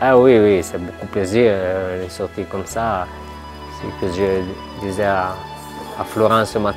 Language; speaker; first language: French; non-native, learner; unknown